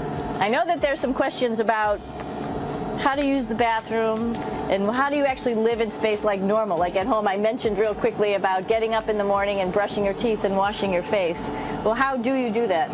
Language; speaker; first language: English; native; English